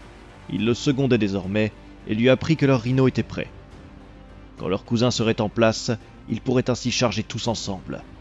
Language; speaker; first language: French; native; French